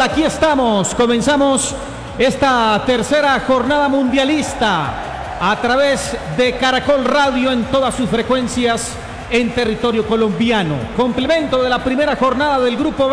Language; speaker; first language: Spanish; native; Spanish